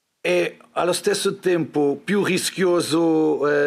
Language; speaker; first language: Italian; non-native, learner; Portuguese